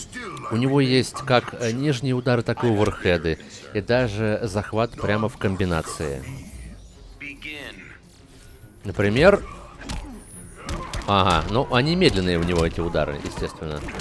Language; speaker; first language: Russian; native; Russian